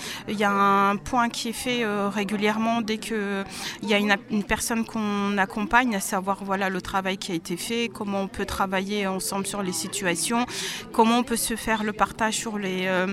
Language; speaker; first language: French; native; French